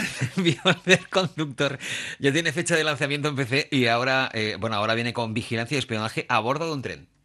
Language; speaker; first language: Spanish; native; Spanish